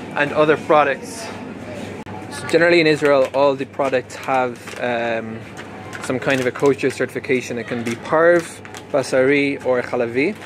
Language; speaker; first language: English; native; English